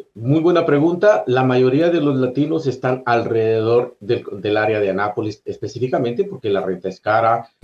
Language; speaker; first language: Spanish; native; Spanish